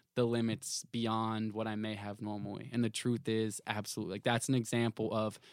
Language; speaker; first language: English; native; English